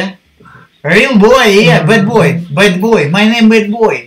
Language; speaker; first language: English; non-native, learner; Russian